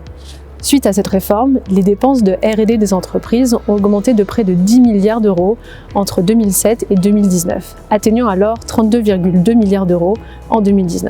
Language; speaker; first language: French; native; French